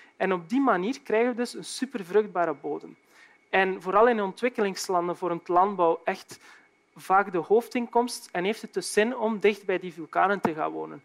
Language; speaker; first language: Dutch; native; Dutch